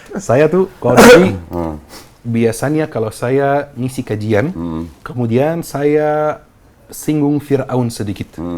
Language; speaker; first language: Indonesian; non-native, fluent; Arabic